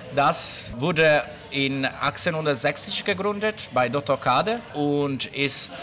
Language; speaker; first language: German; non-native, learner; Italian